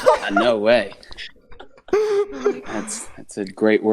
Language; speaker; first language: English; native; English